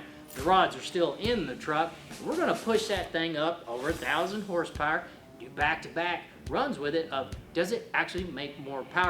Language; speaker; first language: English; native; English